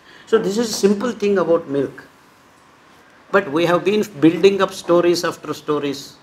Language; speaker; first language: English; non-native, local second language; Telugu